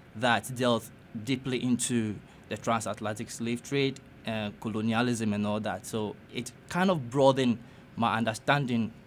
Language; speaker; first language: English; non-native, local second language; Ga